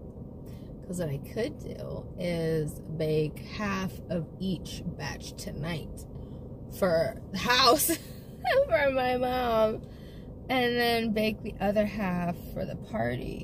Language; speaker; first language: English; native; English